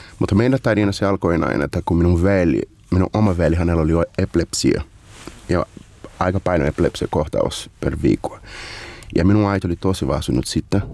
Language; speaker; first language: Finnish; non-native, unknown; Portuguese